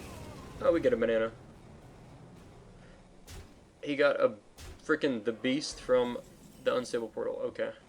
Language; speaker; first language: English; native; English